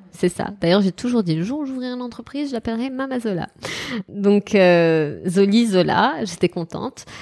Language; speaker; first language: French; non-native, local second language; Arabic